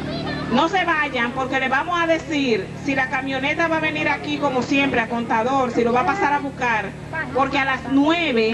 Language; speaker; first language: Spanish; native; Spanish